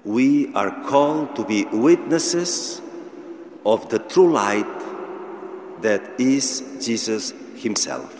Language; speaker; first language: English; non-native, learner; Catalan